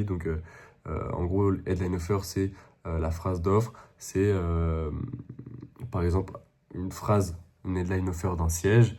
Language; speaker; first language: French; native; French